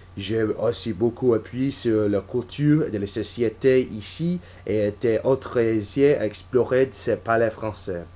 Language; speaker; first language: French; non-native, learner; English